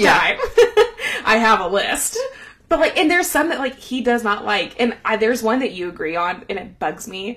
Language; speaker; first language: English; native; English